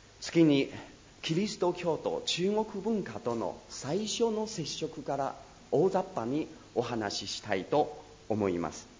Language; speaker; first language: Japanese; non-native, fluent; Chinese